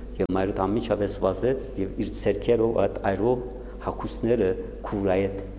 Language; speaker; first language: Armenian; native; Armenian